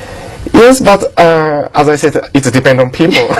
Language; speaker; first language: English; non-native, learner; Japanese